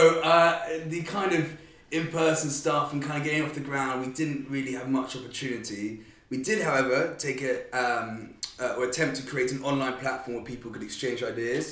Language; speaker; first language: English; native; English